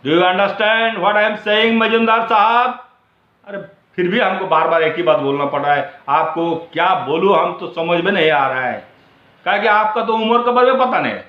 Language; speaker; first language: Hindi; non-native, local second language; Bangla